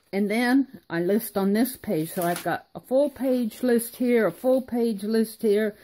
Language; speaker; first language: English; native; English